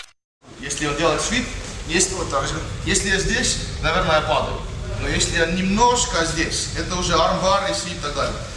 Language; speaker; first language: Russian; non-native, learner; Estonian